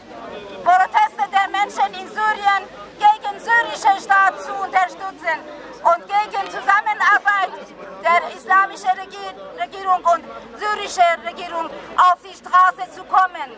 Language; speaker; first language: German; non-native, learner; Persian